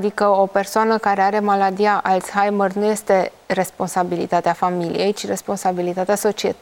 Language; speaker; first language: Romanian; native; Romanian